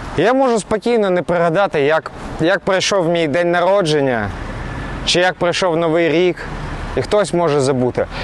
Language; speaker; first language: Ukrainian; non-native, local second language; Russian